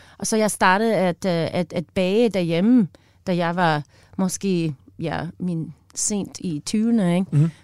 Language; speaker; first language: Danish; non-native, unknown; English